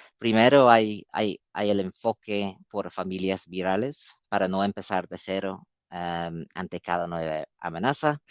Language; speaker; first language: Spanish; non-native, fluent; English